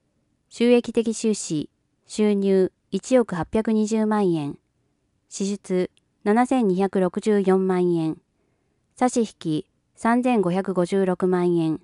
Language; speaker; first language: Japanese; native; Japanese